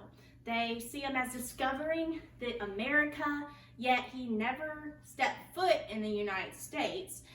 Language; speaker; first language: English; native; English